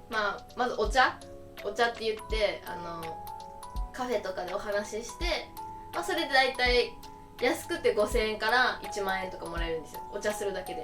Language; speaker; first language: Japanese; native; Japanese